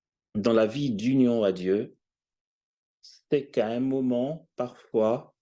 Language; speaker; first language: French; native; French